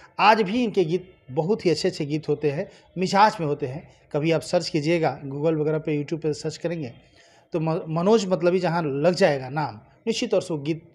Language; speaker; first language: Hindi; native; Hindi